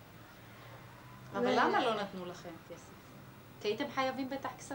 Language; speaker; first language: Hebrew; native; Hebrew